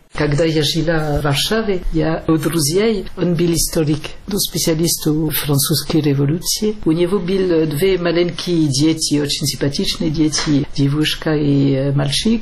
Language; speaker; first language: Russian; non-native, fluent; French